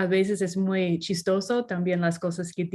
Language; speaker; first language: Spanish; non-native, learner; English